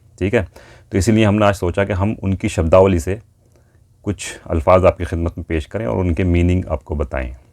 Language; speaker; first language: Urdu; native; Urdu